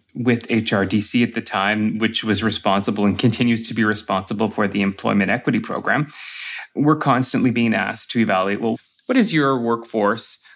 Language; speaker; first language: English; native; English